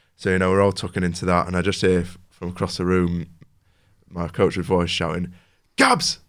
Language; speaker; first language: English; native; English